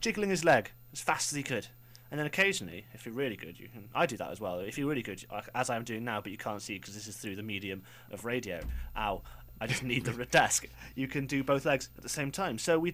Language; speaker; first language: English; native; English